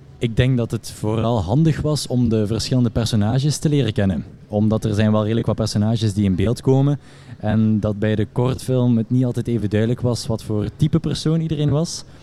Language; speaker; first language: Dutch; native; Dutch